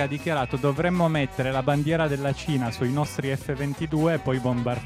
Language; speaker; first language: Italian; native; Italian